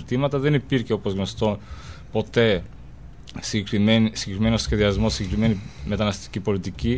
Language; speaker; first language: Greek; non-native, fluent; Albanian